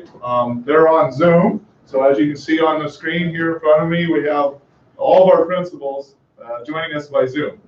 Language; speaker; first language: English; native; English